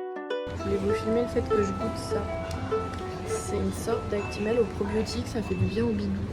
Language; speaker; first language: French; native; French